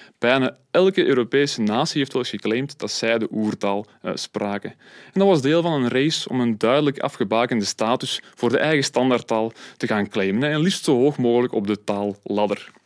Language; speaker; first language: Dutch; native; Dutch